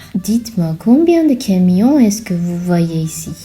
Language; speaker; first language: French; non-native, fluent; Sinhala